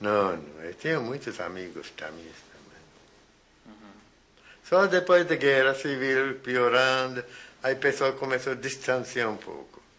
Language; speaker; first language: Portuguese; non-native, fluent; Sinhala